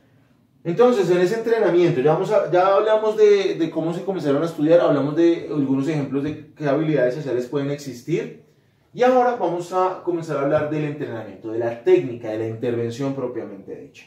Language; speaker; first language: Spanish; native; Spanish